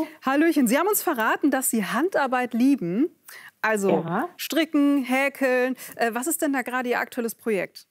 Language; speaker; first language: German; native; German